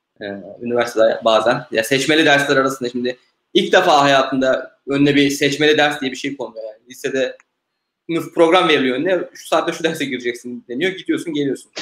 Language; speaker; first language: Turkish; native; Turkish